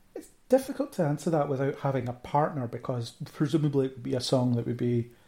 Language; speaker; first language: English; native; English